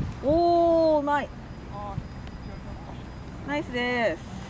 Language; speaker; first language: Japanese; native; Japanese